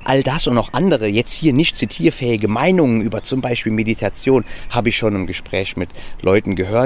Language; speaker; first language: German; native; German